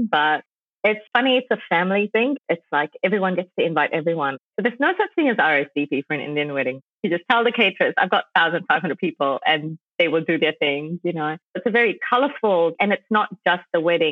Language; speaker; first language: English; non-native, local second language; Tamil